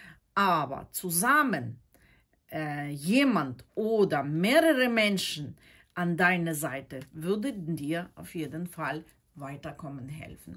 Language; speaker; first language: German; non-native, fluent; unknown